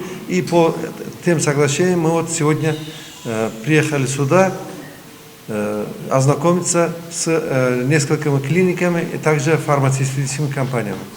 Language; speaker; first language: Russian; non-native, local second language; Uzbek